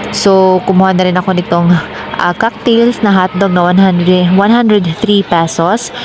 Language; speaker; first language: Filipino; native; Filipino